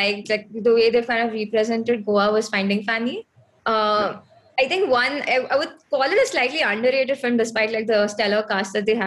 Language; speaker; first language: English; non-native, local second language; Konkani